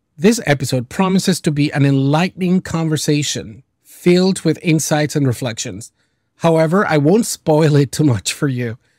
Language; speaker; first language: English; early bilingual, other home language; Spanish